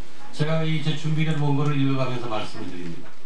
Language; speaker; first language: Korean; native; Korean